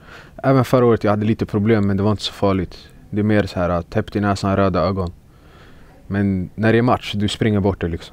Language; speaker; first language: Swedish; early bilingual, other home language; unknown